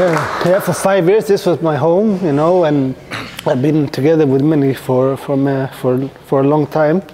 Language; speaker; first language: English; non-native, fluent; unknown